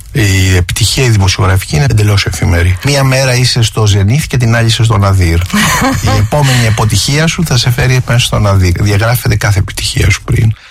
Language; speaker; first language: Greek; native; Greek